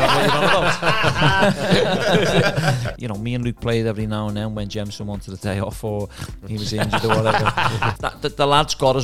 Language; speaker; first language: English; native; English